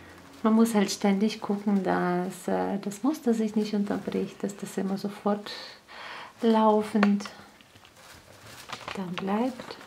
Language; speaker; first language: German; native; German